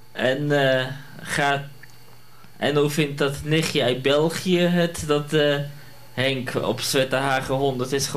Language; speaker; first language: Dutch; native; Dutch